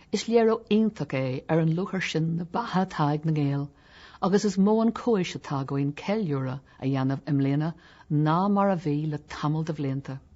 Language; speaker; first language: Irish; non-native, local second language; English